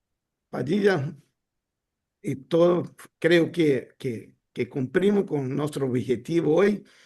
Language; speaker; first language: Spanish; non-native, fluent; Portuguese